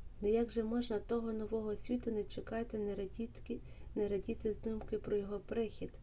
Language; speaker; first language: Ukrainian; native; Ukrainian